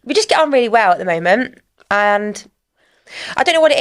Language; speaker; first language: English; native; English